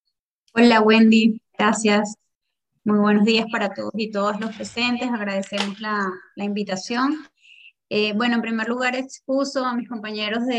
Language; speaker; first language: Spanish; native; Spanish